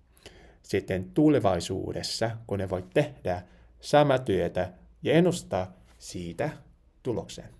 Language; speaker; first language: Finnish; non-native, learner; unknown